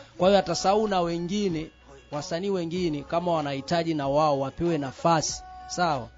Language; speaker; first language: Swahili; non-native, local second language; Rundi